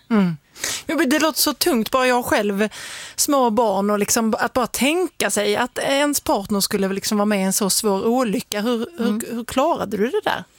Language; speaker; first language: Swedish; native; Swedish